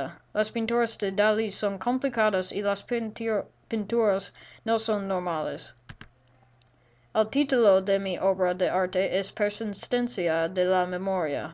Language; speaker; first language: Spanish; non-native, learner; English